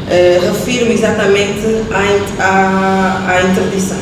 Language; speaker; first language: Portuguese; native; Portuguese